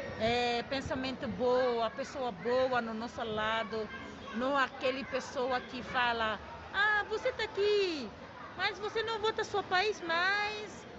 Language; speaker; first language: Portuguese; non-native, learner; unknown